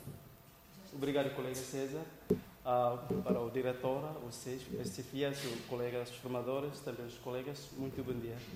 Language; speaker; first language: Portuguese; non-native, local second language; Tetum